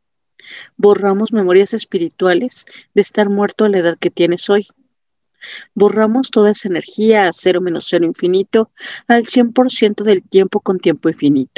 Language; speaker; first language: Spanish; native; Spanish